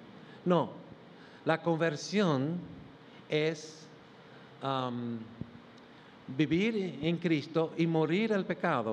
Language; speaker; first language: Spanish; non-native, fluent; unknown